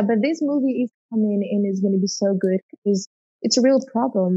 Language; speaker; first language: English; non-native, fluent; Russian